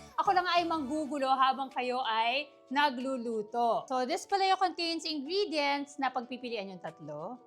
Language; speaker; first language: Filipino; native; Filipino